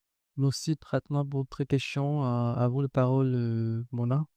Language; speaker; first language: French; non-native, local second language; Hindi